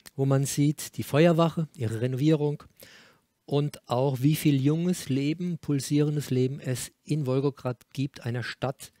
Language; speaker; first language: German; native; German